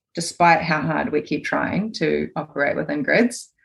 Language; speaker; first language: English; native; English